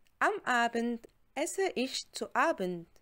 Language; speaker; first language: German; non-native, fluent; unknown